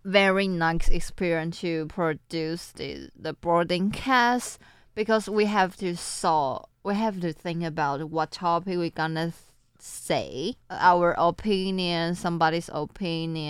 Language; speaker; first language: English; non-native, learner; Chinese